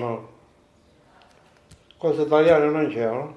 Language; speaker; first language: Italian; non-native, learner; Maltese